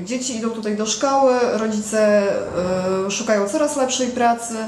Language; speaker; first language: Polish; native; Polish